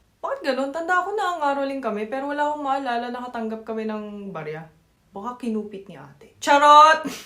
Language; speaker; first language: Filipino; native; Filipino